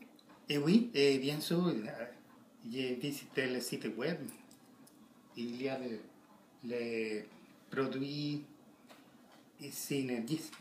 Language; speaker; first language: French; non-native, learner; Spanish